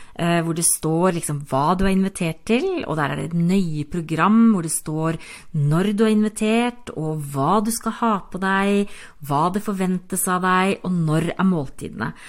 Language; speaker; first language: Norwegian; native; Norwegian